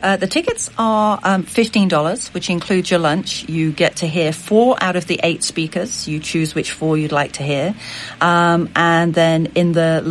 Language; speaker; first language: English; native; English